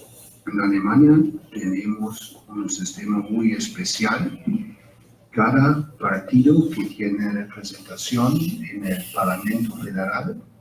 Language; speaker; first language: Spanish; non-native, fluent; German